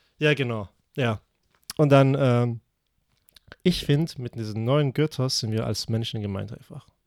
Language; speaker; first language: German; early bilingual, other home language; Persian